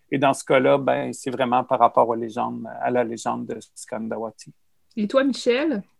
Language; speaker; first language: French; native; French